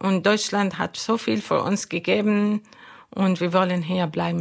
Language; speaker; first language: German; non-native, learner; Arabic